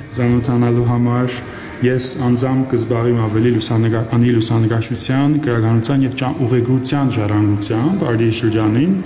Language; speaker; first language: Armenian; early bilingual, heritage; Armenian